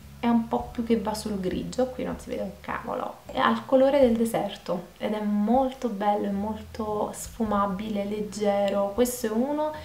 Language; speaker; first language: Italian; native; Italian